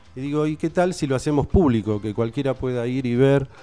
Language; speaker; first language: Spanish; native; Spanish